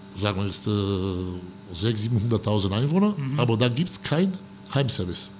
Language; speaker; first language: German; non-native, fluent; Romanian